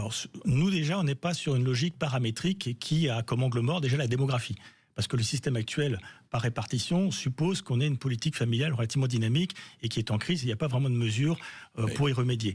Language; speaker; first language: French; native; French